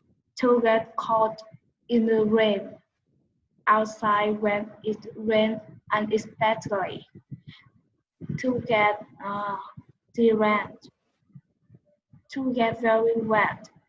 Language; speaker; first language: English; non-native, learner; Vietnamese